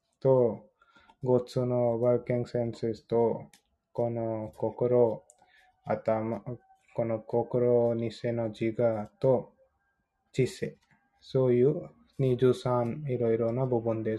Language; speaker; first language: Japanese; non-native, learner; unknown